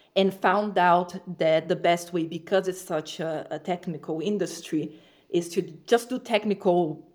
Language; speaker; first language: English; non-native, fluent; Portuguese